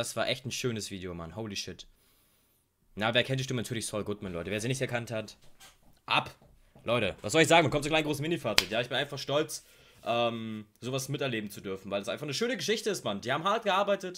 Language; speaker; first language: German; native; German